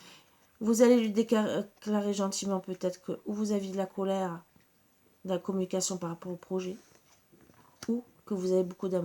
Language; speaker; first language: French; native; French